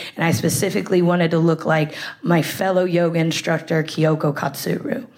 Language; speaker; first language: English; native; English